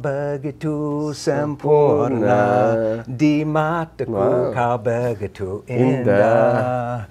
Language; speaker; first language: Indonesian; non-native, learner; English